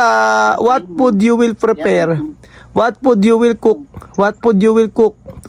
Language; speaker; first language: English; non-native, learner; Filipino